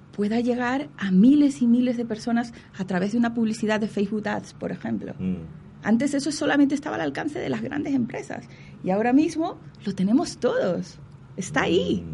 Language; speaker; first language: Spanish; native; Spanish